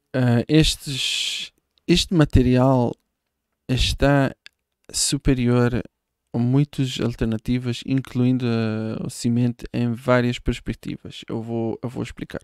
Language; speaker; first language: Portuguese; non-native, fluent; Hebrew